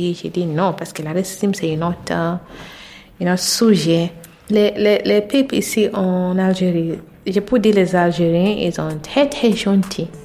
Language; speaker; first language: French; non-native, learner; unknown